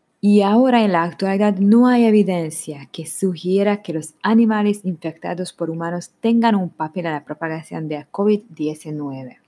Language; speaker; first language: Spanish; non-native, learner; Hungarian